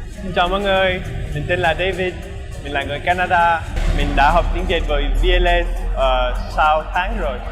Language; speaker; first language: Vietnamese; non-native, learner; English